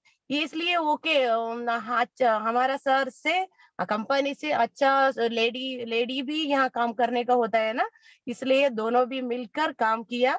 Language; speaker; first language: Hindi; non-native, local second language; Kannada